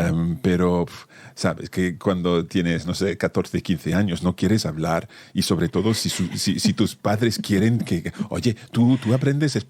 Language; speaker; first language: Spanish; non-native, fluent; English